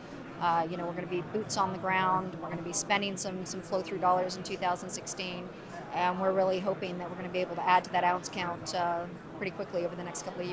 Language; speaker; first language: English; native; English